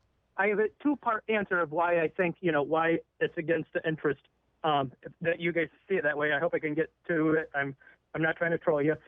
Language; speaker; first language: English; native; English